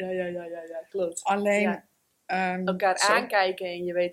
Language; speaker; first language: Dutch; native; Dutch